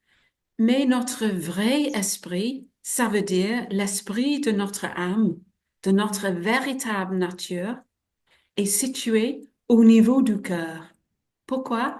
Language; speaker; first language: French; non-native, fluent; English